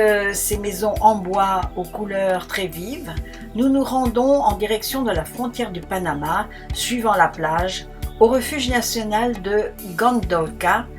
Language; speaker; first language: French; native; French